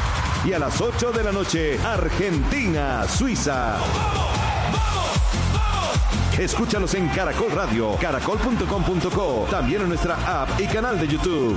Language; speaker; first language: Spanish; native; Spanish